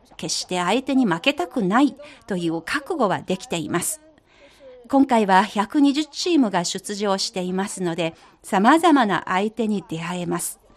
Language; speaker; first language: Japanese; non-native, fluent; Chinese